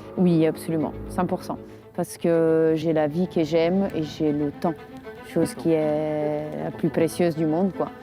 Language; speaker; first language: French; non-native, fluent; Italian